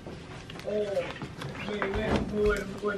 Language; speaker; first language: Spanish; native; Spanish